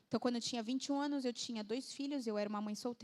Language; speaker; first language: Portuguese; native; Portuguese